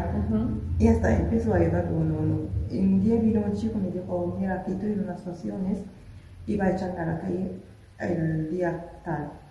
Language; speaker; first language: Spanish; non-native, local second language; Arabic